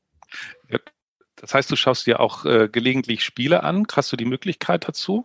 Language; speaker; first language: German; native; German